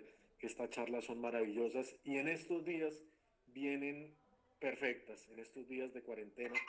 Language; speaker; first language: Spanish; native; Spanish